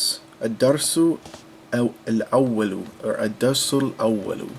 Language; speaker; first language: Arabic; non-native, fluent; English